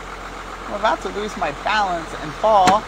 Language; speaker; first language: English; native; English